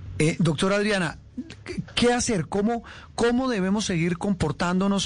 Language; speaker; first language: Spanish; native; Spanish